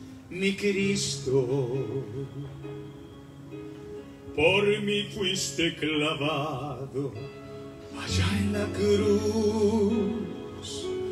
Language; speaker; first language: Spanish; native; Spanish